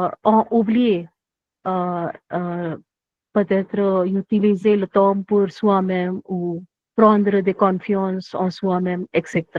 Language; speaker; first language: French; non-native, learner; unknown